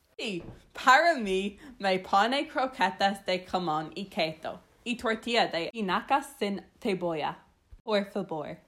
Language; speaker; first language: Spanish; non-native, learner; English